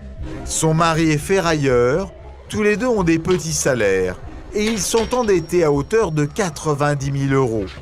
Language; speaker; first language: French; native; French